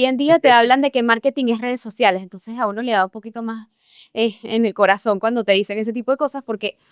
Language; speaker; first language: Spanish; native; Spanish